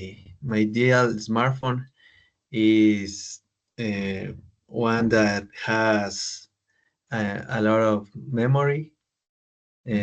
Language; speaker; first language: English; non-native, learner; Spanish